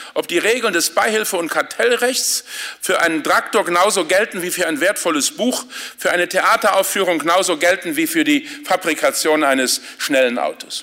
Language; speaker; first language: German; native; German